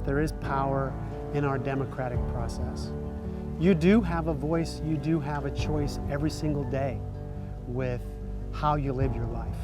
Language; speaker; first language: English; native; English